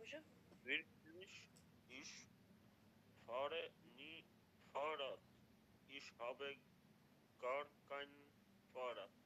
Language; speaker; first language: German; non-native, learner; Macedonian